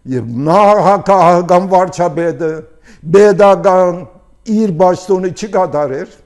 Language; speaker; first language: Armenian; early bilingual, heritage; Armenian